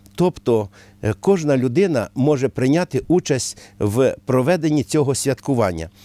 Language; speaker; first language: Ukrainian; native; Ukrainian